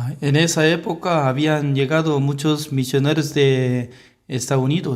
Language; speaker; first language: Spanish; non-native, learner; Korean